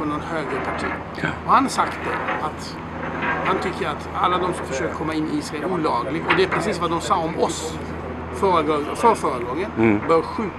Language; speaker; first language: Swedish; non-native, fluent; Hebrew